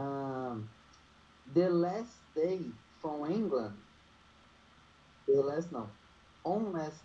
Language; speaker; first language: English; non-native, learner; Portuguese